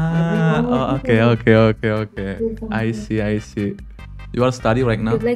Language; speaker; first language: English; non-native, learner; Indonesian